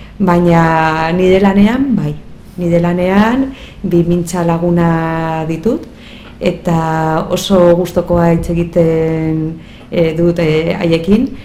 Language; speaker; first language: Basque; non-native, local second language; Spanish